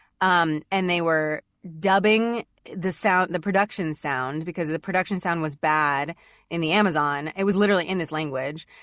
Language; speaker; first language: English; native; English